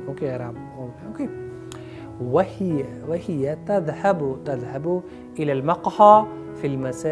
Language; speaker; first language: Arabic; non-native, fluent; Urdu